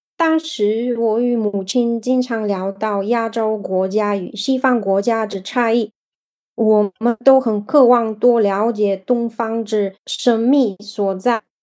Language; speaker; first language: Chinese; non-native, fluent; Bulgarian